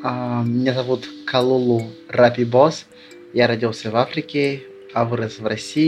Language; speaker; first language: Russian; early bilingual, other home language; Lingala